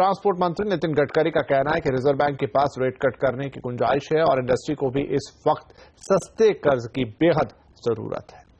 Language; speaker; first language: Hindi; native; Hindi